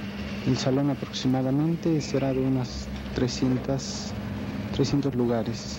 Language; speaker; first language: Spanish; native; Spanish